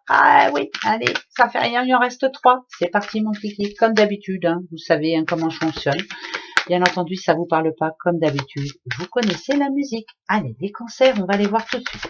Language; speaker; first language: French; native; French